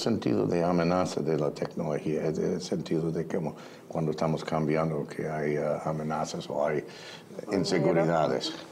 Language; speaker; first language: Spanish; non-native, fluent; English